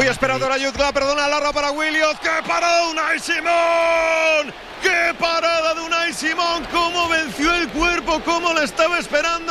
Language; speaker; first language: Spanish; native; Spanish